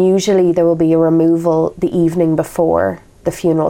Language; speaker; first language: English; native; English